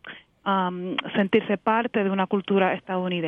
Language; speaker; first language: Spanish; early bilingual, heritage; Spanish